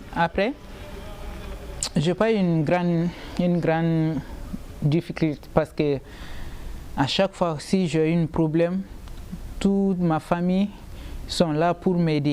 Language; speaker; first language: French; non-native, local second language; Bambara